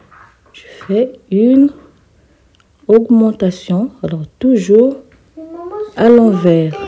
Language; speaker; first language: French; native; French